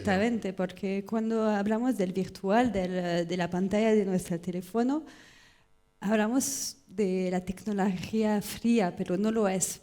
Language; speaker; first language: Spanish; non-native, learner; French